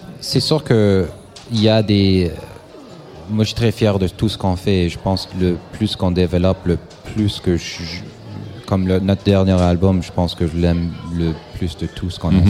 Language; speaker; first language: French; non-native, local second language; English